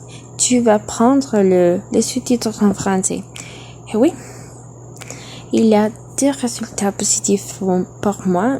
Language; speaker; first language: French; non-native, learner; Spanish